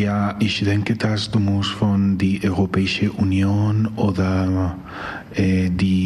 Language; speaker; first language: German; non-native, learner; Spanish